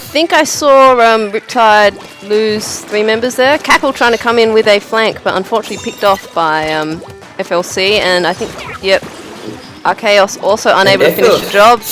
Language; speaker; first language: English; native; English